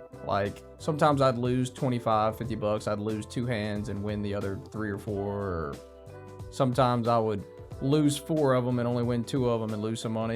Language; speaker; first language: English; native; English